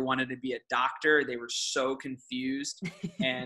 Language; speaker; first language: English; early bilingual, other home language; Aramaic